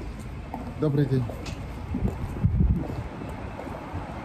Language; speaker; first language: Russian; native; Russian